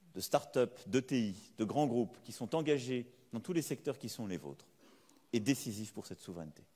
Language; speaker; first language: French; native; French